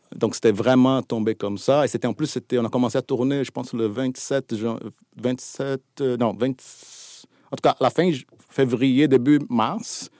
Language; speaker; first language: French; non-native, fluent; Portuguese